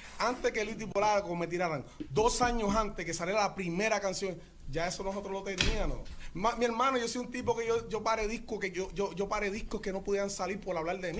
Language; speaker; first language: Spanish; early bilingual, other home language; English